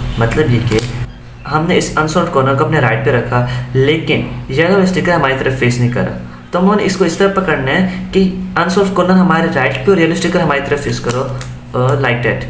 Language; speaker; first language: Urdu; native; Urdu